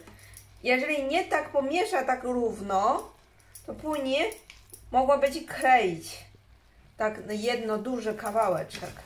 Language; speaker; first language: Polish; non-native, learner; Chinese